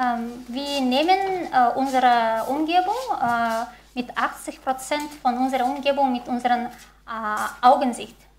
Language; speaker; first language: German; non-native, fluent; Chinese